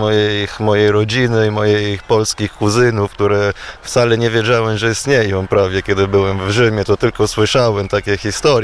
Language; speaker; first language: Polish; non-native, fluent; Italian